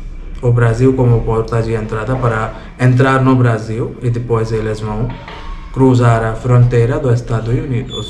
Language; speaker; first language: Portuguese; non-native, learner; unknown